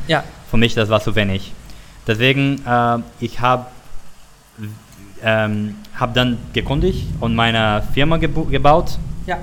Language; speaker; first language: German; non-native, learner; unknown